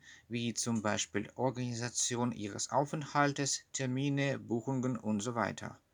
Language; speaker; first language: German; non-native, fluent; Russian